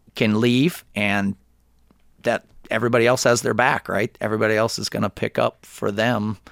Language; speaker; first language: English; native; English